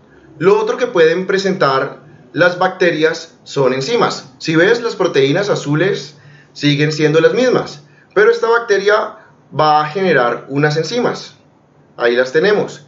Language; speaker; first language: Spanish; native; Spanish